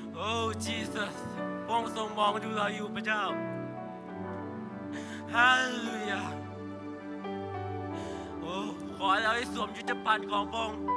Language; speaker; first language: Thai; native; Thai